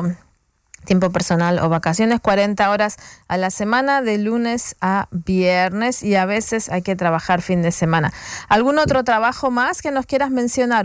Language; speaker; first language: Spanish; native; Spanish